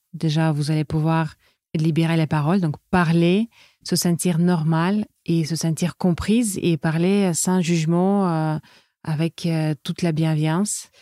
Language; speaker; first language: French; non-native, fluent; Russian